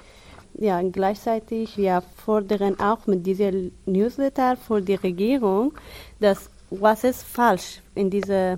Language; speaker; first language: German; non-native, learner; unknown